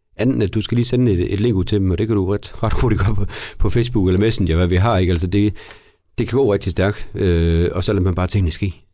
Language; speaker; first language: Danish; native; Danish